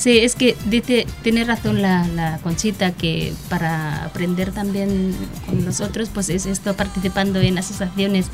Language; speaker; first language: Spanish; non-native, fluent; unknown